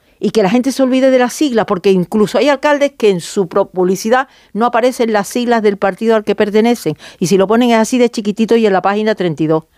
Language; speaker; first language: Spanish; native; Spanish